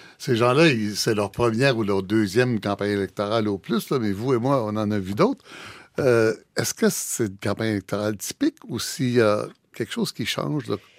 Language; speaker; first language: French; native; French